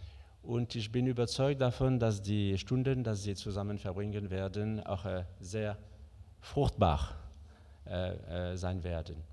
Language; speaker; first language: German; non-native, fluent; French